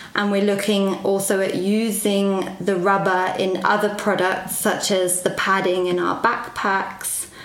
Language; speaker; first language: English; native; English